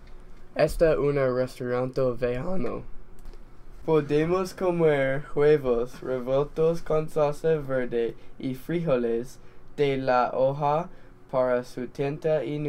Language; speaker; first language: Spanish; non-native, learner; English